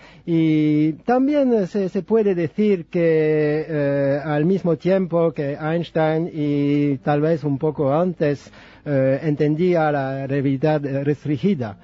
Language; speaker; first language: Spanish; non-native, fluent; French